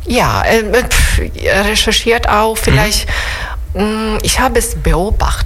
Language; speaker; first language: German; non-native, fluent; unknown